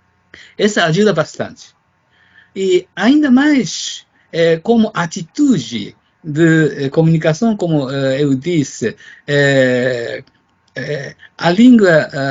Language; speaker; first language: Portuguese; non-native, fluent; Japanese